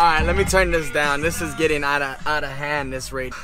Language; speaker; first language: English; native; English